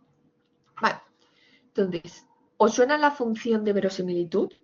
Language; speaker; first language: Spanish; native; Spanish